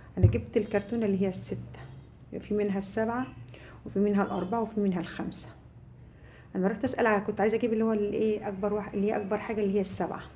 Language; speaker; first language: Arabic; native; Arabic